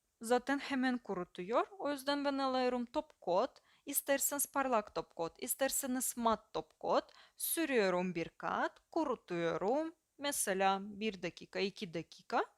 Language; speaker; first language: Turkish; non-native, fluent; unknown